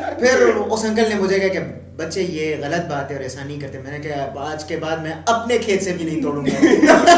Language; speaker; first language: Urdu; non-native, local second language; Pashto